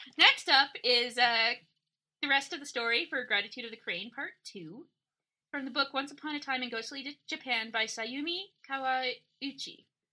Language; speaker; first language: English; native; English